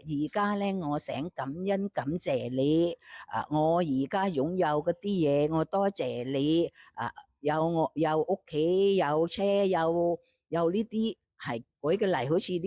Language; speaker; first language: Cantonese; non-native, fluent; Thai